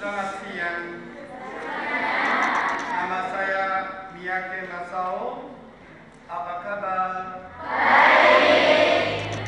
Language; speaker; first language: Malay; non-native, learner; Japanese